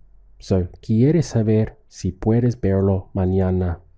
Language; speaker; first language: Spanish; non-native, fluent; English